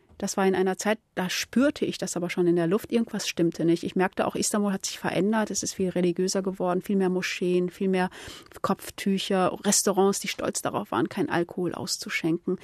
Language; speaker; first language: German; early bilingual, other home language; Turkish